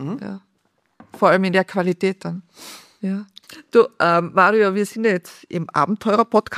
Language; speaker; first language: German; native; German